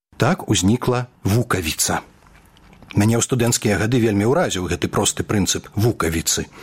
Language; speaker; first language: Belarusian; native; Belarusian